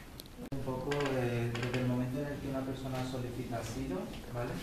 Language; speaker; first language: Spanish; native; Spanish